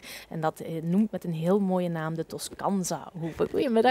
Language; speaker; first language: Dutch; native; Dutch